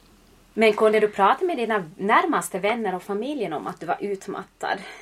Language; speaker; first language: Swedish; native; Swedish